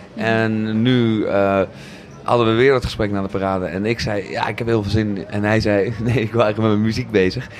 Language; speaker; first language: Dutch; native; Dutch